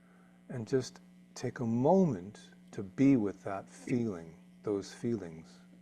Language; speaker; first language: English; native; English